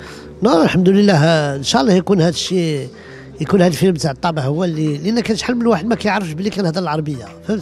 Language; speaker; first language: Arabic; early bilingual, heritage; Arabic